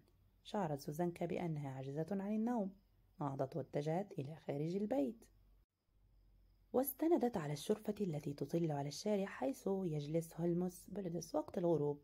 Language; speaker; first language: Arabic; native; Arabic